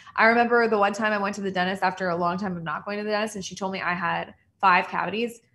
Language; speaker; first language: English; native; English